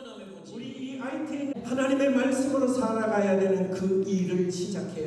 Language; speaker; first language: Korean; native; Korean